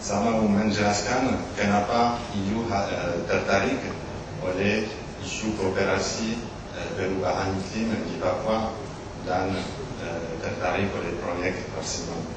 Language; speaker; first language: Indonesian; non-native, learner; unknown